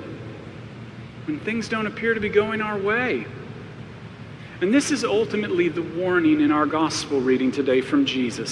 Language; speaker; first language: English; native; English